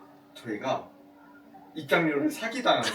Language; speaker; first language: Korean; native; Korean